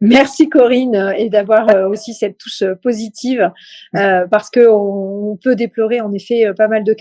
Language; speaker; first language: French; native; French